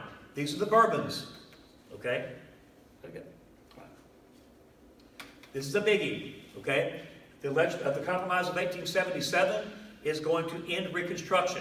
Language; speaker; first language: English; native; English